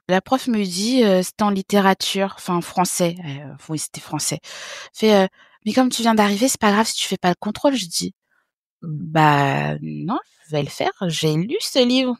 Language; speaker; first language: French; early bilingual, other home language; Haitian Creole